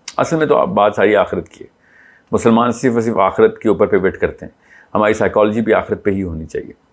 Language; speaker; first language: Urdu; native; Urdu